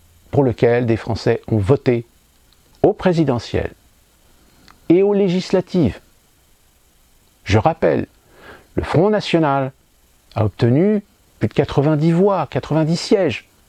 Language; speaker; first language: French; native; French